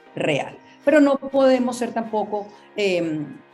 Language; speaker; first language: Spanish; native; Spanish